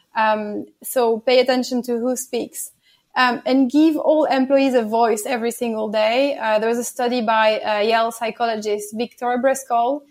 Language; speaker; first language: English; non-native, fluent; French